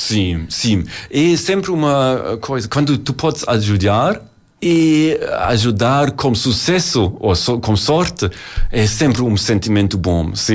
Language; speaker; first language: Portuguese; non-native, learner; German